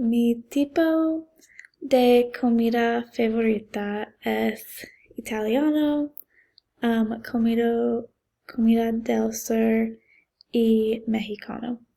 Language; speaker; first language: Spanish; non-native, learner; English